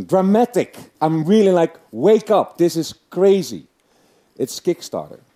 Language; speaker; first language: English; non-native, fluent; Dutch